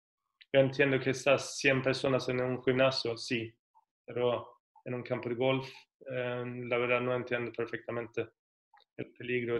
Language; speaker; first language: Spanish; non-native, fluent; Swedish